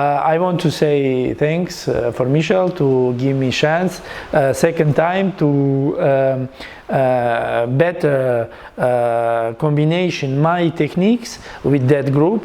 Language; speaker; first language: English; non-native, learner; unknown